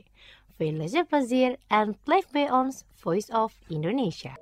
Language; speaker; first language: Dutch; non-native, learner; Indonesian